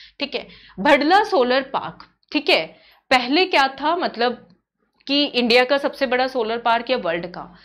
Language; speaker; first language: Hindi; native; Hindi